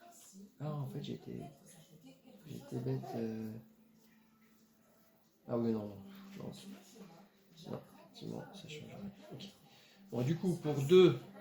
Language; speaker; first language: French; native; French